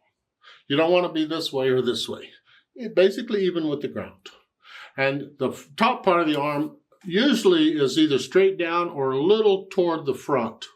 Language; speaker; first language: English; native; English